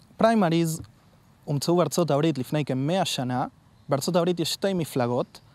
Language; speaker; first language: Hebrew; non-native, fluent; Spanish